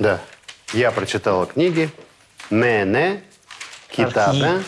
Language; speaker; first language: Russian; native; Russian